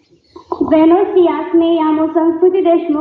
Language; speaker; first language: Spanish; non-native, learner; Marathi